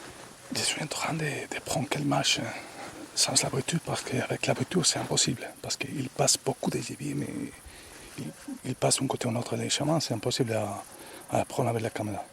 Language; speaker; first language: French; non-native, fluent; Spanish